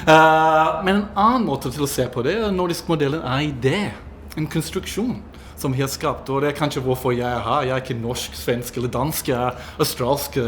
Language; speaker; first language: Norwegian; non-native, fluent; English